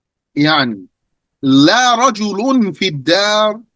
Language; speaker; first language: Arabic; non-native, fluent; English